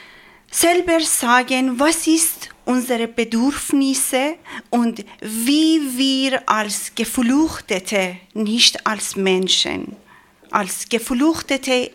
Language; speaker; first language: German; non-native, learner; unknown